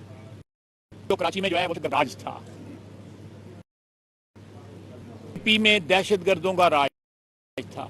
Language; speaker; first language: Urdu; non-native, local second language; Punjabi